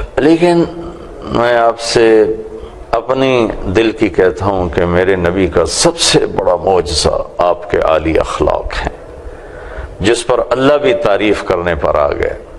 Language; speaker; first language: Urdu; non-native, local second language; Punjabi